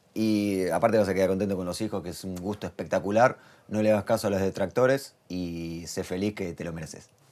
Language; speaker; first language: Spanish; native; Spanish